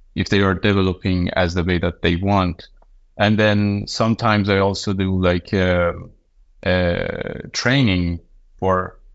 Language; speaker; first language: English; non-native, fluent; Persian